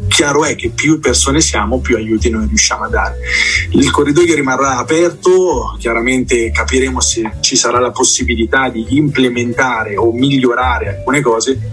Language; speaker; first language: Italian; early bilingual, other home language; Persian